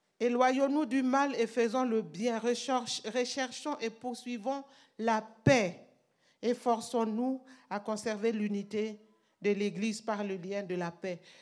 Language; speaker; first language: French; non-native, local second language; Mossi